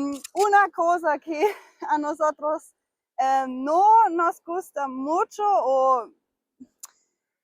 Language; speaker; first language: Spanish; non-native, fluent; German